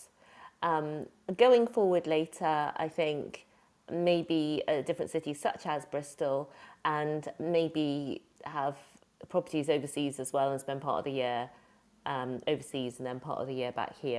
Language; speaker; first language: English; native; English